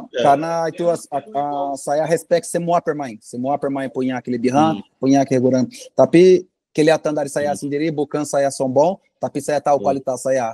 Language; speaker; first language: Indonesian; non-native, fluent; Portuguese